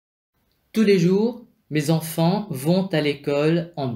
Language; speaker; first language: French; non-native, fluent; Vietnamese